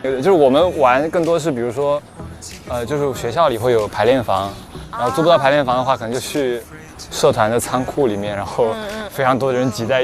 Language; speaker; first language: Chinese; native; Chinese